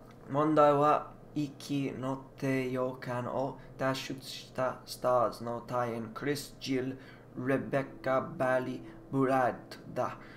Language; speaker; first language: Japanese; non-native, learner; English